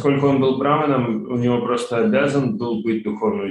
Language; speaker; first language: Russian; native; Russian